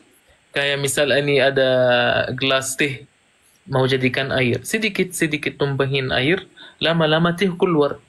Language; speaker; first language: Indonesian; non-native, fluent; Arabic